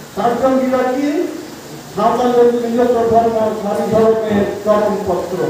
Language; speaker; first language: Bangla; non-native, local second language; Santali